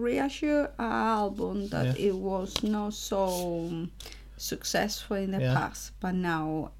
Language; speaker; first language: English; non-native, learner; Spanish